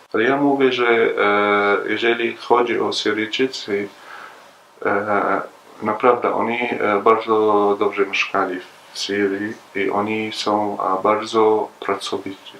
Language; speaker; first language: Polish; non-native, learner; Arabic